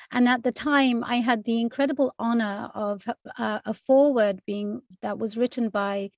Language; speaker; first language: English; native; English